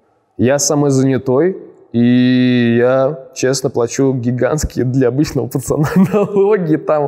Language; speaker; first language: Russian; native; Russian